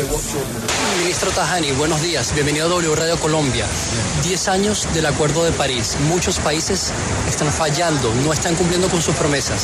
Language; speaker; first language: Spanish; native; Spanish